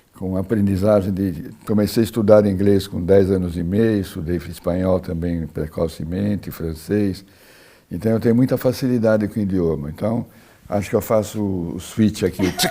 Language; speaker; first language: Portuguese; early bilingual, other home language; Italian